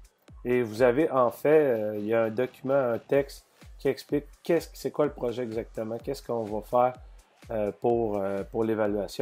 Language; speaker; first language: French; native; French